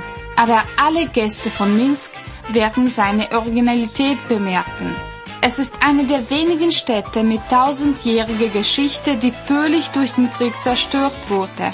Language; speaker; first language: German; non-native, fluent; Russian